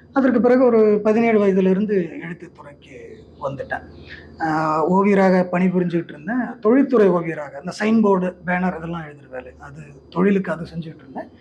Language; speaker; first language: Tamil; non-native, local second language; Malayalam